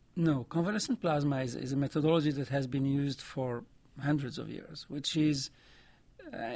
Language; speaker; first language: English; non-native, fluent; French